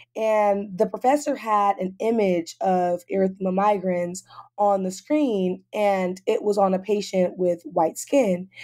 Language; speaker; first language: English; native; English